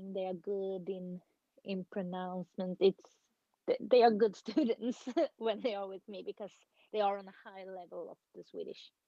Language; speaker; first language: English; non-native, fluent; Swedish